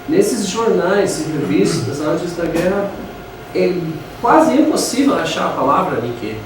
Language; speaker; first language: Portuguese; non-native, fluent; English